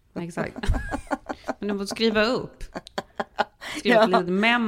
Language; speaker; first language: Swedish; native; Swedish